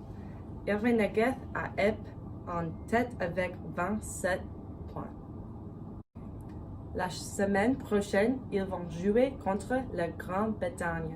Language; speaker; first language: French; non-native, learner; English